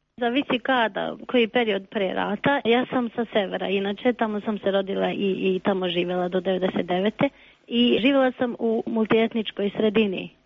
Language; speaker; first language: Serbian; non-native, local second language; Albanian